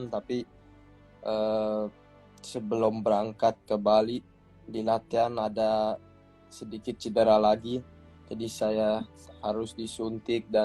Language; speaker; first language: Indonesian; early bilingual, heritage; English